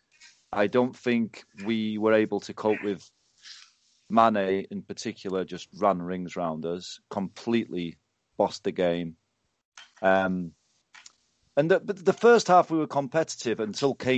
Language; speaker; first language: English; native; English